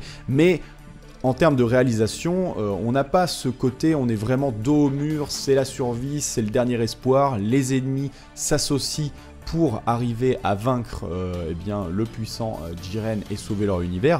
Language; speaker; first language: French; native; French